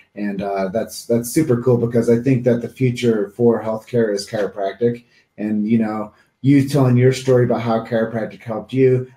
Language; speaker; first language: English; native; English